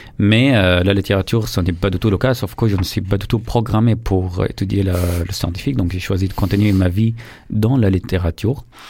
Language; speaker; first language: French; non-native, fluent; Arabic